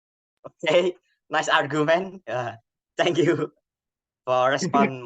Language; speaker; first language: English; non-native, learner; Indonesian